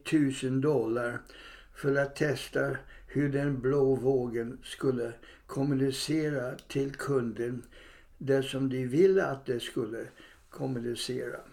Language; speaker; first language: Swedish; non-native, fluent; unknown